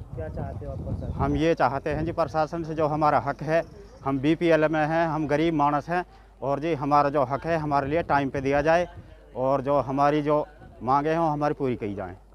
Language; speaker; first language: Hindi; native; Hindi